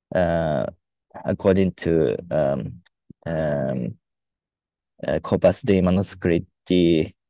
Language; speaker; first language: English; non-native, fluent; Japanese